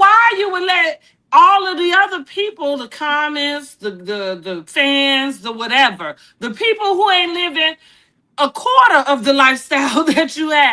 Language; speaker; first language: English; native; English